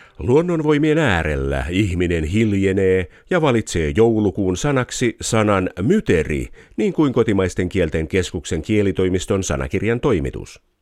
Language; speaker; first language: Finnish; native; Finnish